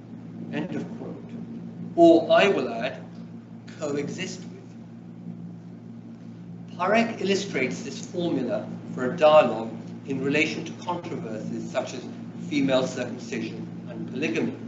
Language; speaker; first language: English; early bilingual, other home language; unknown